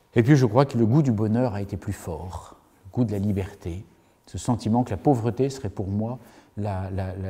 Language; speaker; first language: French; native; French